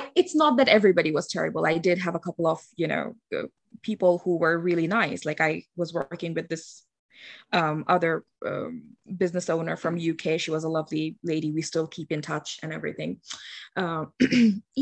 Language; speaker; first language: English; non-native, local second language; Bangla